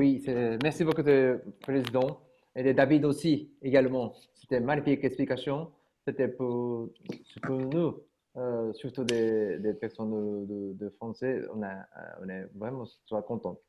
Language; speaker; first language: French; non-native, learner; Japanese